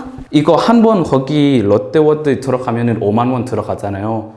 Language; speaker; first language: Korean; non-native, fluent; Lao